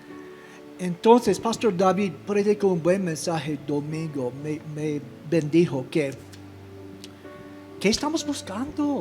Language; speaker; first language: Spanish; non-native, fluent; English